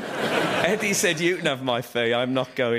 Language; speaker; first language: English; native; English